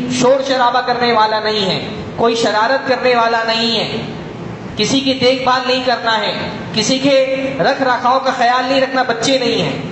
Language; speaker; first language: Urdu; native; Urdu